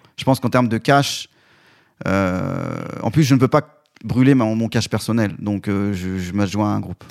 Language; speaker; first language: French; native; French